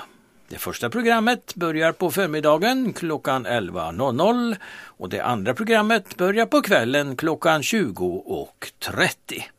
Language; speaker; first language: Swedish; native; Swedish